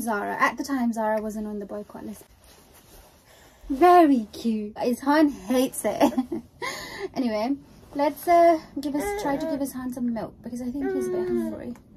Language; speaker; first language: English; native; English